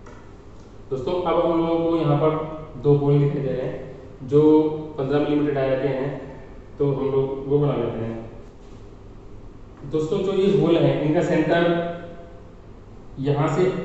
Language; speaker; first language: Hindi; native; Hindi